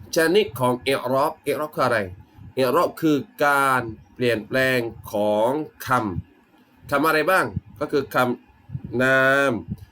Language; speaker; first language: Thai; non-native, local second language; Malay